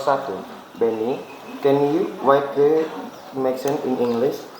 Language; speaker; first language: English; non-native, learner; Indonesian